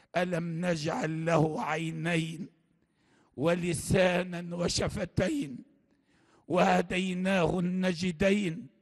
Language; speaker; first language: Arabic; native; Arabic